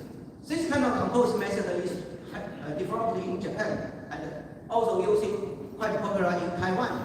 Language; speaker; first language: English; non-native, fluent; Chinese